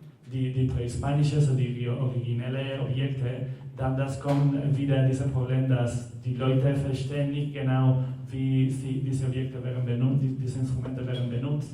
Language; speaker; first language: German; non-native, learner; Spanish